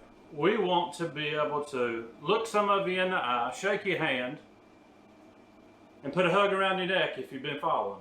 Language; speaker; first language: English; native; English